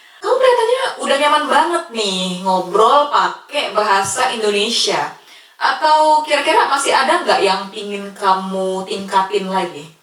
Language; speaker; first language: Indonesian; native; Indonesian